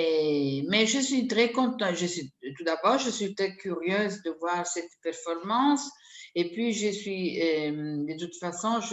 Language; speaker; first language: French; non-native, fluent; Italian